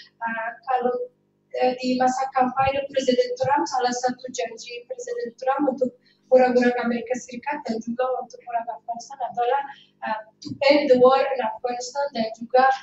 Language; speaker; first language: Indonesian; non-native, fluent; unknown